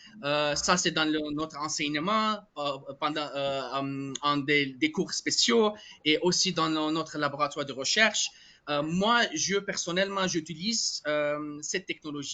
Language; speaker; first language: French; non-native, fluent; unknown